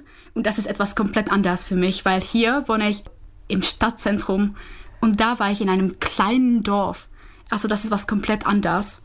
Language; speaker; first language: German; non-native, fluent; Czech